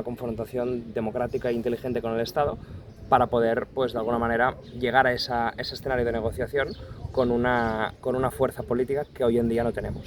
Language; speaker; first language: Spanish; non-native, local second language; Catalan